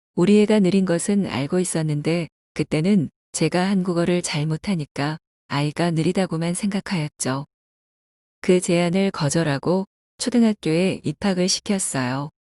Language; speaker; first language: Korean; non-native, fluent; Chinese